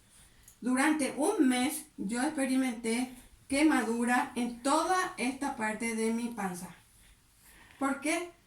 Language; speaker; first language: Spanish; native; Spanish